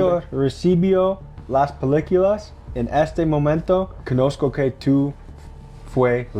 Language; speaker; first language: Spanish; non-native, learner; English